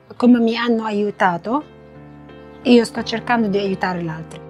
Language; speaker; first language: Italian; non-native, learner; Arabic